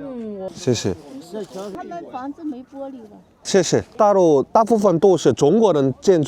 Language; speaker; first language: Chinese; non-native, learner; Korean